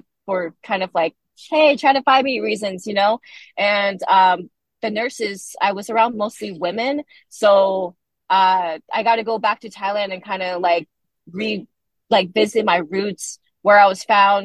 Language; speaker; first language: English; native; English